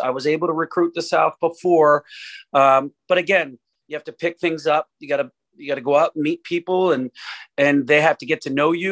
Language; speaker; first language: English; native; English